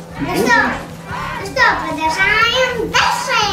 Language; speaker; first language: Russian; native; Russian